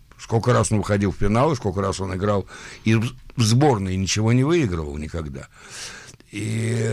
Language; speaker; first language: Russian; early bilingual, heritage; Russian